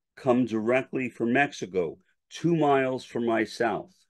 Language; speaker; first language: English; native; English